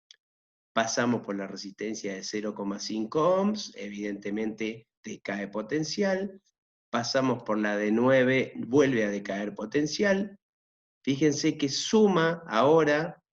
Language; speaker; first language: Spanish; native; Spanish